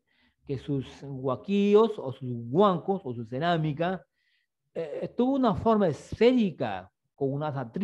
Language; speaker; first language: Spanish; native; Spanish